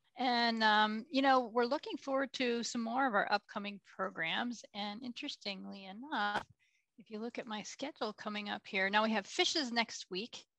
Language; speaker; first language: English; native; English